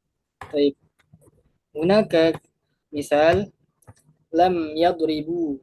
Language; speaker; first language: Arabic; non-native, fluent; Indonesian